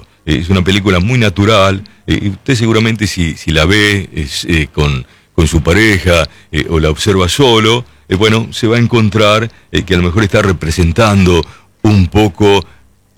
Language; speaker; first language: Spanish; native; Spanish